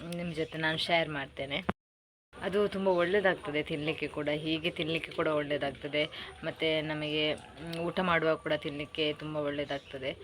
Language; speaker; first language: Kannada; non-native, local second language; Tulu